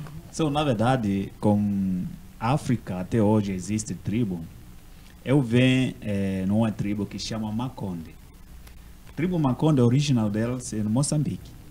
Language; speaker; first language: Portuguese; non-native, learner; Swahili